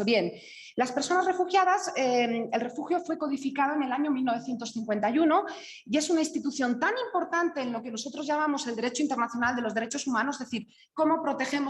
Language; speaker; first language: Spanish; native; Spanish